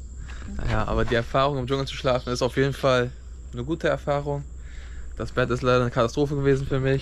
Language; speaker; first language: German; native; German